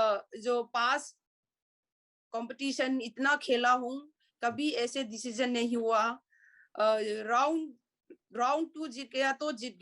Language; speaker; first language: Hindi; non-native, local second language; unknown